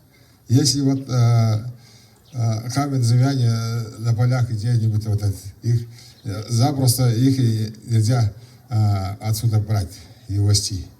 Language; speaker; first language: Russian; non-native, local second language; Tuvinian